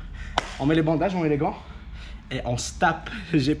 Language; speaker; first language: French; native; French